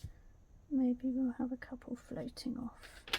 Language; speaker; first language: English; native; English